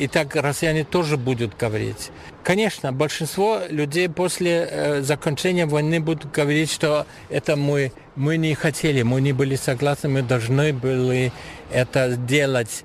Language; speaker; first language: Russian; non-native, fluent; German